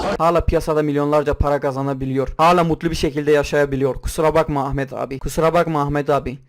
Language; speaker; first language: Turkish; non-native, local second language; Kurdish